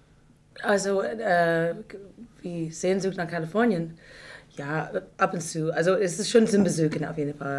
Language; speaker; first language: German; non-native, fluent; English